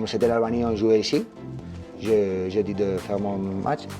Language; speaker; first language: French; non-native, learner; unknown